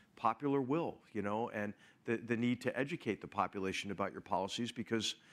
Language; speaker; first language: English; native; English